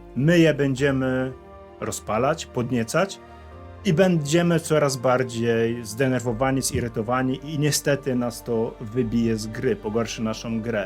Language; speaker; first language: Polish; native; Polish